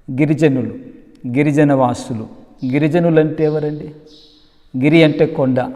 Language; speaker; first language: Telugu; non-native, local second language; Koya